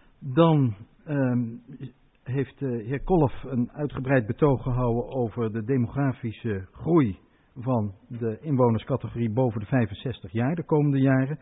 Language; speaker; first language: Dutch; native; Dutch